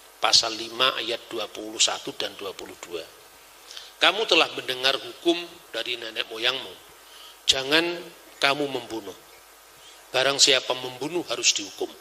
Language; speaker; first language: Indonesian; non-native, local second language; Javanese